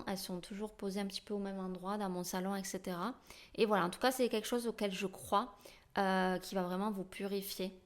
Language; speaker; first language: French; native; French